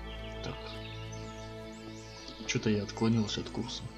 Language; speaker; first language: Russian; native; Russian